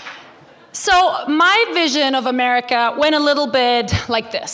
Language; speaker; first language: English; non-native, fluent; German